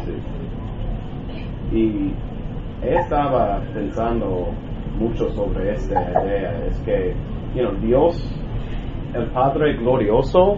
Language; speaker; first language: Spanish; non-native, learner; English